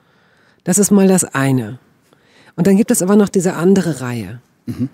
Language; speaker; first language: German; native; German